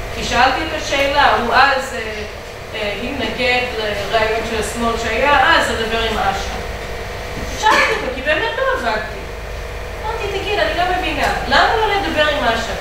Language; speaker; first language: Hebrew; non-native, fluent; English